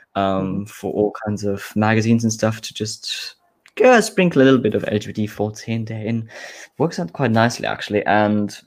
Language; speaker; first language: English; non-native, fluent; German